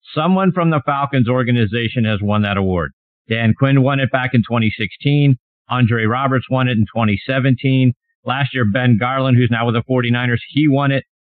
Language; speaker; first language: English; native; English